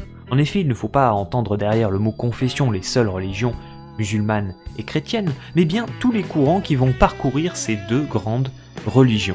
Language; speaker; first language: French; native; French